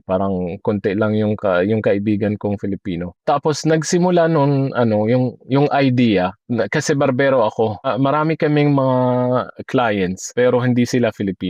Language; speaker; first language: Filipino; non-native, fluent; Arabic